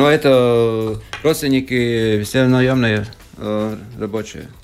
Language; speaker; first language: Russian; non-native, local second language; Latvian